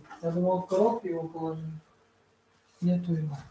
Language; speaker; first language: Russian; non-native, fluent; Tajik